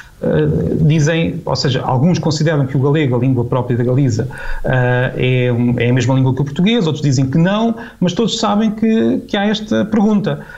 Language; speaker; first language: Portuguese; native; Portuguese